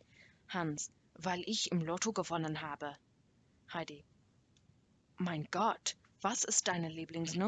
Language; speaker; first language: German; non-native, learner; English